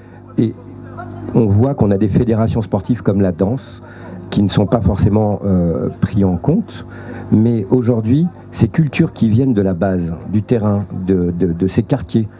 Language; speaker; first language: French; native; French